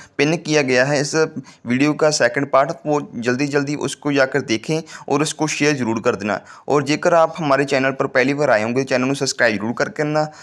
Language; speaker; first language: Hindi; non-native, local second language; Punjabi